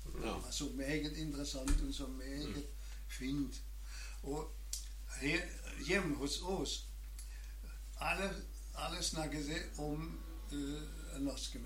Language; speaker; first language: Danish; non-native, learner; German